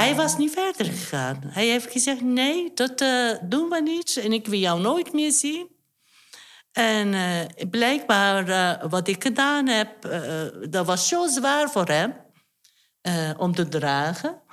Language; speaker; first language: Dutch; non-native, fluent; Turkish